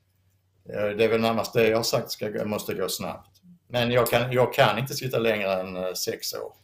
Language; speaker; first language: Swedish; native; Swedish